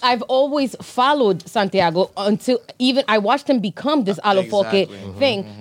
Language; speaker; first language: English; early bilingual, other home language; Spanish